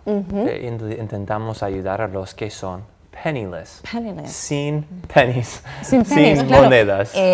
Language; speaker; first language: Spanish; non-native, fluent; English